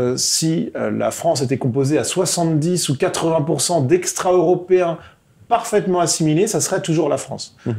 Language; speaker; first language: French; native; French